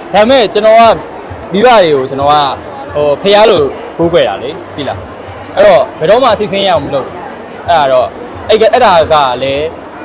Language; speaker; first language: Burmese; native; Burmese